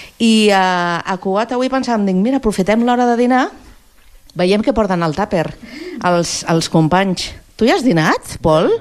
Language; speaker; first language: Catalan; native; Catalan